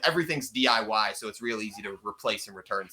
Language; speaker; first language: English; native; English